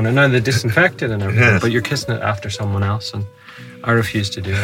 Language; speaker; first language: English; native; English